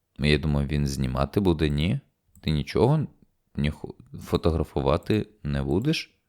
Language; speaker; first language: Ukrainian; native; Ukrainian